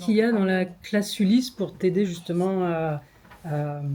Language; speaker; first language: French; native; French